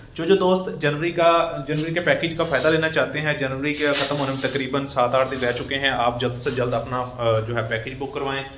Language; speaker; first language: Urdu; non-native, local second language; Punjabi